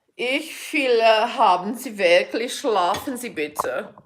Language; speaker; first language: German; non-native, learner; English